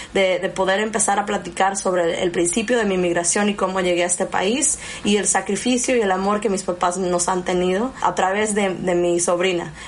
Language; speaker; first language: Spanish; early bilingual, heritage; Spanish